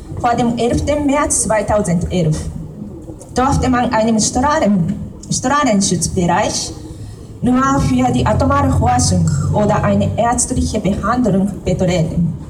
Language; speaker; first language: German; non-native, fluent; Japanese